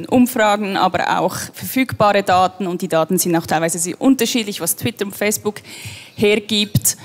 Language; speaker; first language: German; native; German